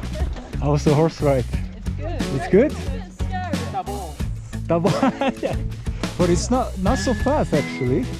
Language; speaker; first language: English; non-native, learner; Korean